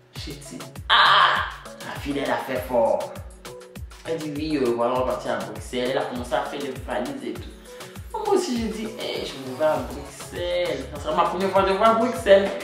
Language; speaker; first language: French; native; French